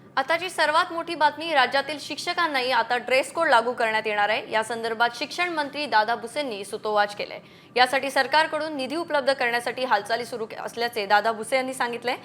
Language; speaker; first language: Marathi; native; Marathi